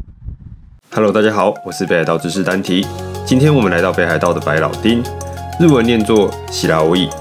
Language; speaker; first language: Chinese; native; Chinese